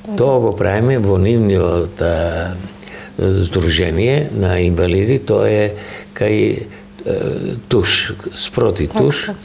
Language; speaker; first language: Macedonian; native; Macedonian